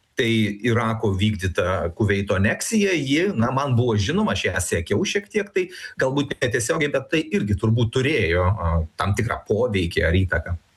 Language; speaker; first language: Lithuanian; native; Lithuanian